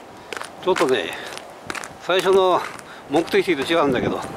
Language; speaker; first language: Japanese; native; Japanese